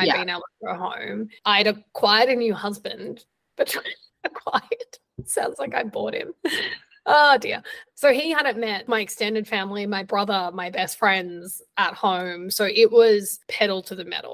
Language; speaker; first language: English; native; English